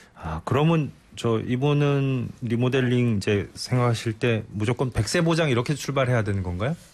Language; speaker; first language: Korean; native; Korean